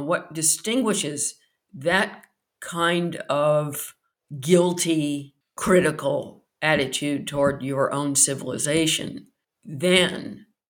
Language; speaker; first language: English; native; English